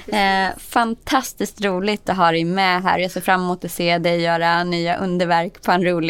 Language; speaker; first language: Swedish; native; Swedish